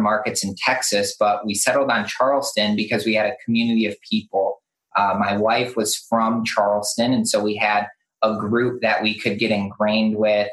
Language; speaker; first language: English; native; English